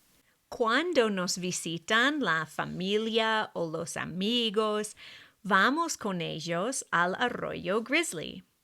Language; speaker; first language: Spanish; non-native, fluent; English